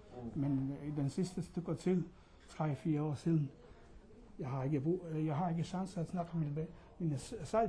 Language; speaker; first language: Danish; non-native, learner; Croatian